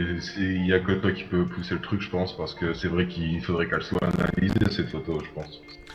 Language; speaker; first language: French; native; French